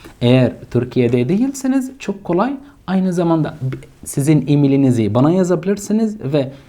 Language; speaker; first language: Turkish; non-native, fluent; Arabic